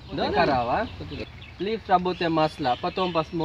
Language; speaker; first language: Russian; non-native, learner; Sinhala